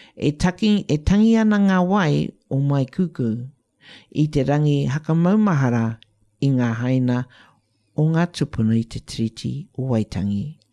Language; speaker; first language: Māori; native; Māori